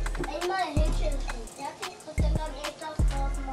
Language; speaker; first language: German; early bilingual, other home language; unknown